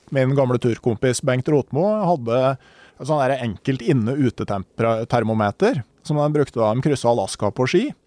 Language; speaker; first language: Norwegian; native; Norwegian